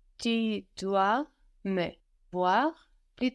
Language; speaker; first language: French; non-native, learner; English